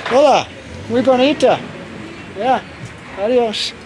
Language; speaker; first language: Spanish; non-native, learner; English